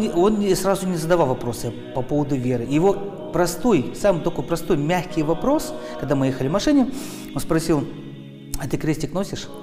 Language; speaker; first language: Russian; native; Russian